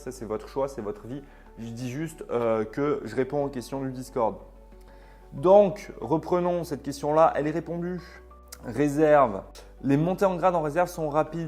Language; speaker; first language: French; native; French